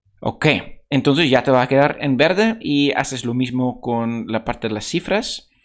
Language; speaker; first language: Spanish; non-native, fluent; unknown